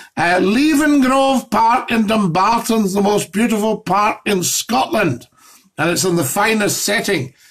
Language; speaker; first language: English; native; English